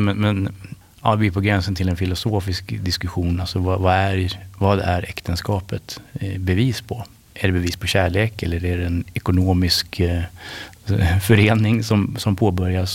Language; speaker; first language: Swedish; native; Swedish